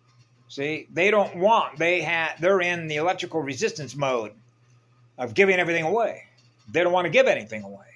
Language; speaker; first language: English; native; English